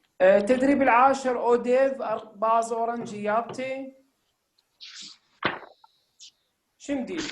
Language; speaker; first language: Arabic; non-native, fluent; Turkish